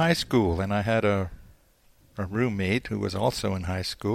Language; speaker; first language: English; non-native, fluent; Cree